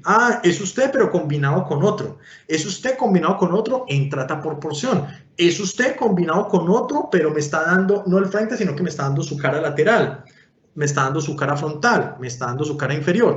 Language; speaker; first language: Spanish; native; Spanish